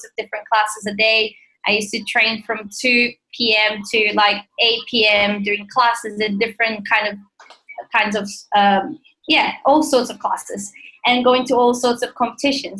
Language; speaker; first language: English; non-native, fluent; Portuguese